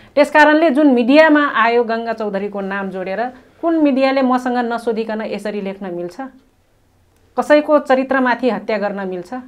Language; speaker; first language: Nepali; non-native, local second language; Rana Tharu